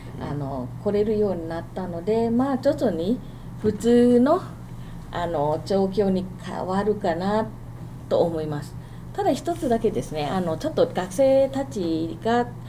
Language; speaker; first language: Japanese; non-native, fluent; Thai